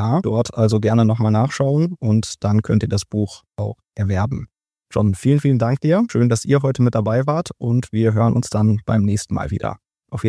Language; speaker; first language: German; native; German